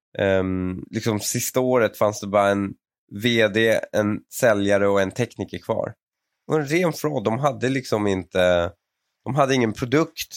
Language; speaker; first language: Swedish; early bilingual, other home language; Persian